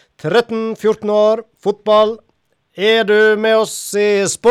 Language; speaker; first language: Norwegian; native; Norwegian